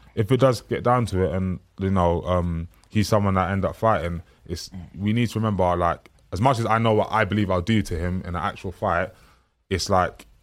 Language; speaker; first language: English; native; English